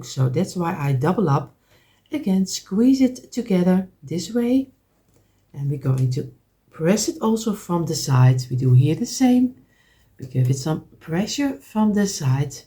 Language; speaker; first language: English; non-native, fluent; Dutch